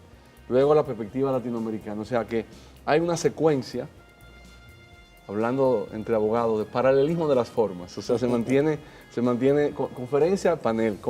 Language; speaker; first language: Spanish; native; Spanish